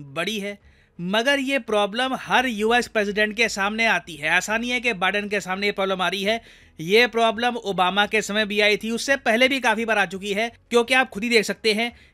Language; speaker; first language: Hindi; native; Hindi